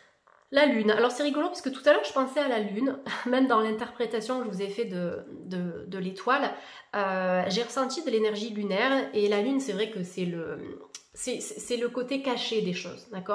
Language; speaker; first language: French; native; French